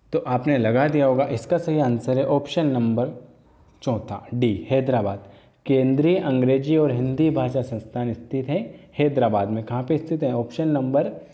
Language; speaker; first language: Hindi; native; Hindi